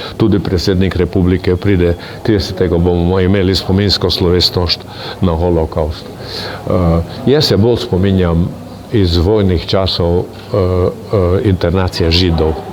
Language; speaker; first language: Slovenian; non-native, local second language; Hungarian